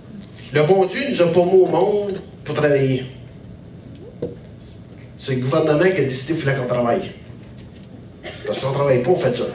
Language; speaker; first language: French; native; French